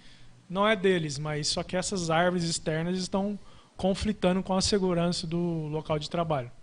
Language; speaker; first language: Portuguese; native; Portuguese